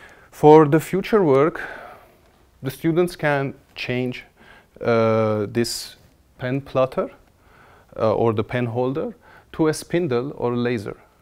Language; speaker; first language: English; non-native, fluent; Armenian